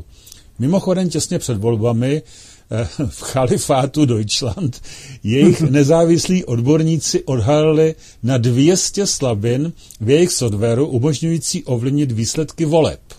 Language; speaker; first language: Czech; native; Czech